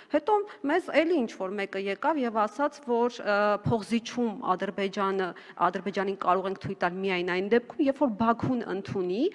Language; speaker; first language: Armenian; native; Armenian